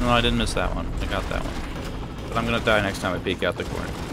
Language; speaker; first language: English; native; English